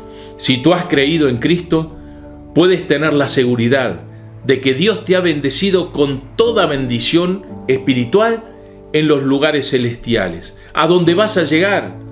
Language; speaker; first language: Spanish; native; Spanish